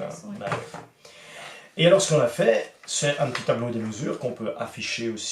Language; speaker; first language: French; native; French